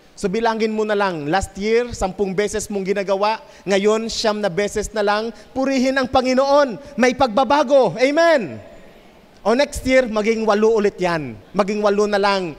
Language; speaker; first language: Filipino; non-native, local second language; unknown